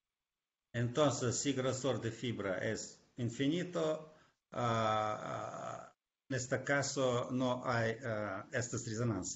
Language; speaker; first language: Spanish; non-native, fluent; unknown